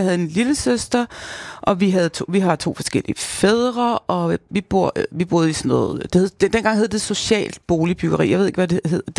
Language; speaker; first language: Danish; native; Danish